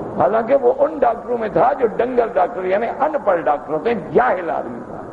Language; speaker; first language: Urdu; non-native, local second language; Saraiki